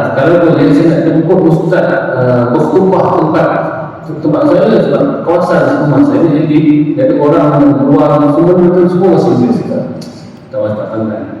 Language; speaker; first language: Malay; native; Malay